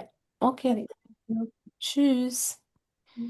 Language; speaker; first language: German; non-native, fluent; Sinhala